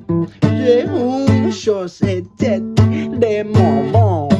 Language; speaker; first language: French; non-native, learner; English